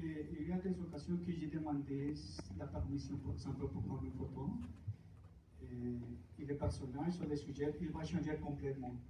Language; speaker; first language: French; non-native, fluent; Spanish